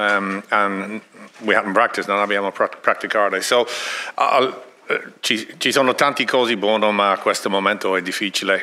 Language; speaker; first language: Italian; non-native, learner; English